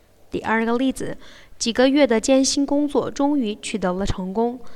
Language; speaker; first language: Chinese; native; Chinese